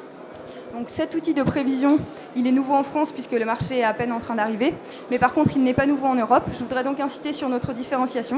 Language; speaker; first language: French; native; French